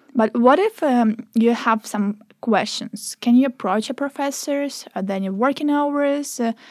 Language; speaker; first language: English; non-native, fluent; Ukrainian